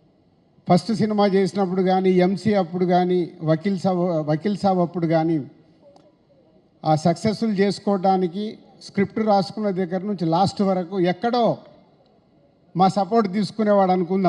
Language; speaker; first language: Telugu; native; Telugu